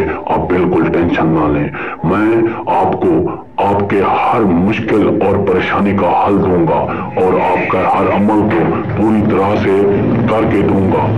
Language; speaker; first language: Urdu; native; Urdu